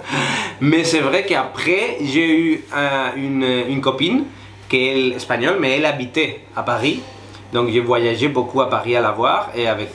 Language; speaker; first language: French; non-native, fluent; Spanish